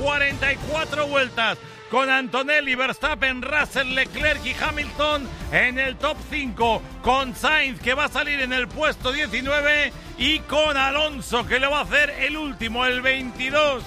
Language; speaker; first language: Spanish; native; Spanish